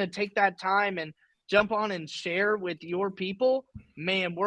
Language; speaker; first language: English; native; English